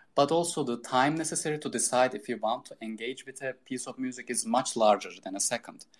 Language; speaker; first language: English; non-native, fluent; Turkish